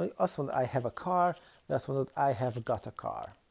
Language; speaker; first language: English; non-native, fluent; Hungarian